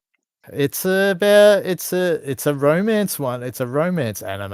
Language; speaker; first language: English; native; English